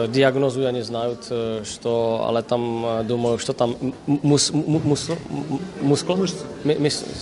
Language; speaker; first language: Russian; non-native, learner; Slovak